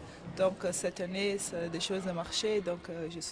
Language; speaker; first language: French; non-native, fluent; Portuguese